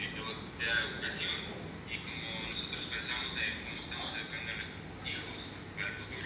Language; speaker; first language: Spanish; non-native, fluent; English